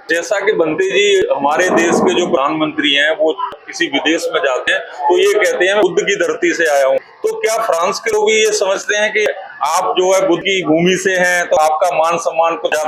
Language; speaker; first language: Hindi; native; Hindi